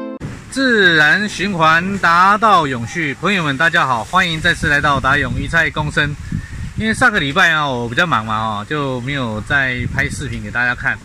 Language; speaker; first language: Chinese; native; Chinese